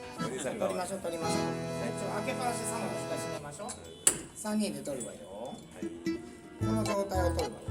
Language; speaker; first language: Japanese; native; Japanese